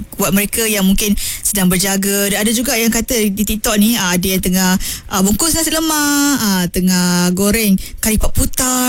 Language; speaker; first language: Malay; native; Malay